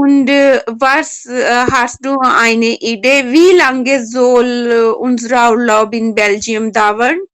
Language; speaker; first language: German; non-native, learner; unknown